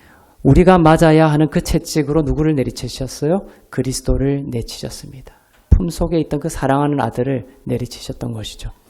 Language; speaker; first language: Korean; native; Korean